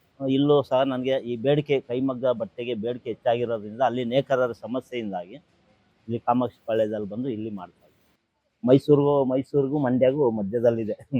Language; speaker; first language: Kannada; non-native, local second language; Telugu